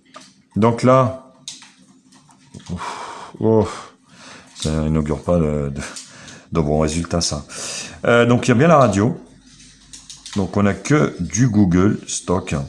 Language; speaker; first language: French; native; French